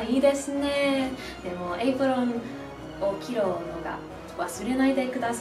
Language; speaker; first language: Japanese; non-native, learner; English